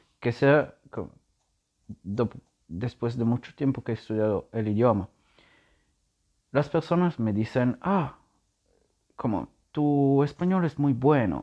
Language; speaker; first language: Spanish; non-native, learner; Italian